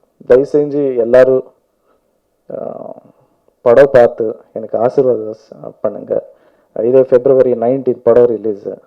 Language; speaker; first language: Tamil; non-native, learner; Kannada